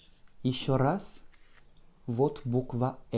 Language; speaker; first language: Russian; non-native, fluent; French